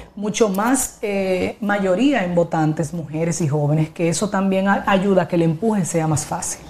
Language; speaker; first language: Spanish; native; Spanish